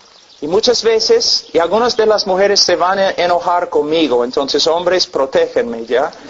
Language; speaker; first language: Spanish; non-native, fluent; English